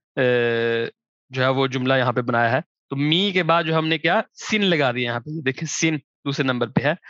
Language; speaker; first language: Urdu; non-native, local second language; Punjabi